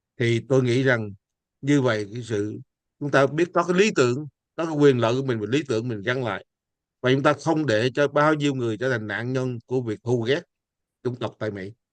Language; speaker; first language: Vietnamese; native; Vietnamese